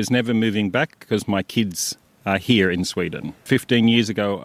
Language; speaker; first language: English; native; English